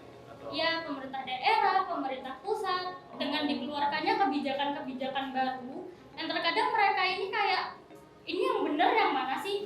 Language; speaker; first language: Indonesian; native; Indonesian